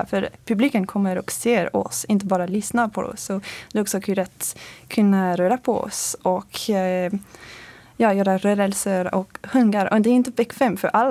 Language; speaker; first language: Swedish; non-native, fluent; French